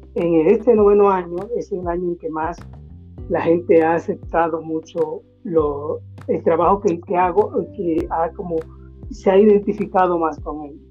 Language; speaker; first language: Spanish; native; Spanish